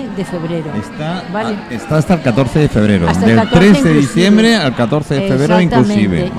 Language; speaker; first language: Spanish; non-native, fluent; German